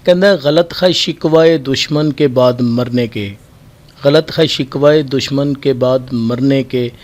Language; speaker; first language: Urdu; non-native, local second language; Punjabi